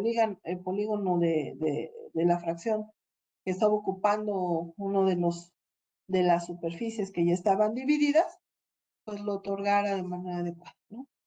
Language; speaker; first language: Spanish; native; Spanish